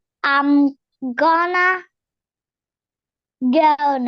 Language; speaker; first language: English; non-native, learner; Bangla